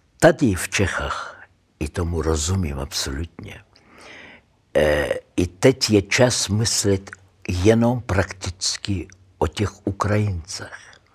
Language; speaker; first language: Czech; non-native, learner; Russian